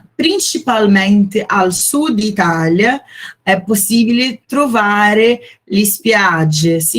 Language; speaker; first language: Italian; non-native, fluent; Portuguese